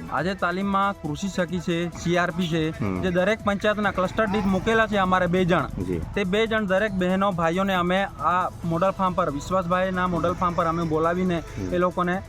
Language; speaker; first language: Gujarati; non-native, local second language; Bhili